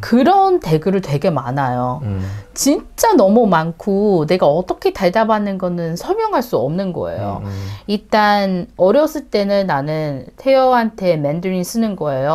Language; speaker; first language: Korean; non-native, learner; Chinese